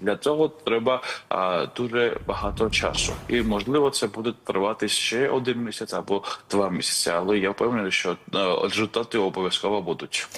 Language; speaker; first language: Ukrainian; non-native, fluent; Georgian